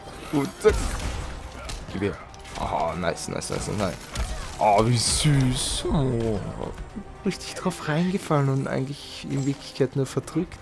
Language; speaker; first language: German; native; German